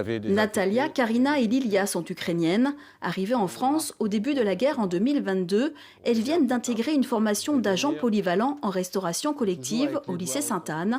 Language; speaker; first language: French; native; French